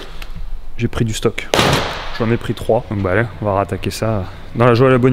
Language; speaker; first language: French; native; French